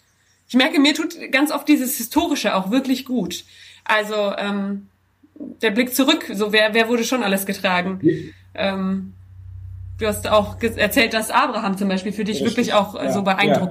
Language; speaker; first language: German; native; German